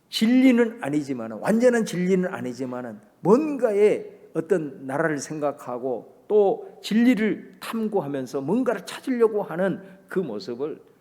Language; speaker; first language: Korean; native; Korean